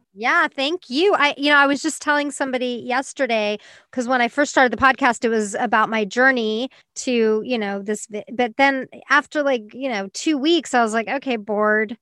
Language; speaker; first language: English; native; English